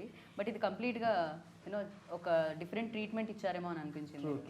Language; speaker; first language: Telugu; native; Telugu